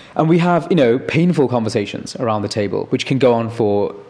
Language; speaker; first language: English; native; English